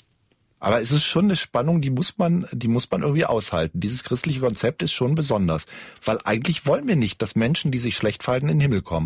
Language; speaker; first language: German; native; German